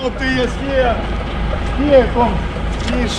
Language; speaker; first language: German; non-native, learner; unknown